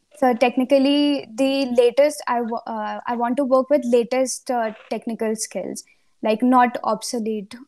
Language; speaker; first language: English; non-native, local second language; Hindi